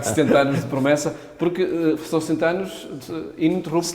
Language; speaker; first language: Portuguese; native; Portuguese